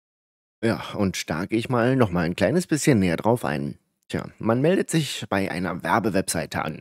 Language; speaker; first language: German; native; German